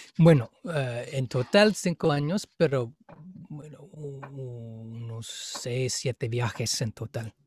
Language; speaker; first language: Spanish; non-native, fluent; English